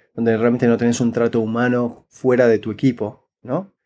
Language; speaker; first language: Spanish; native; Spanish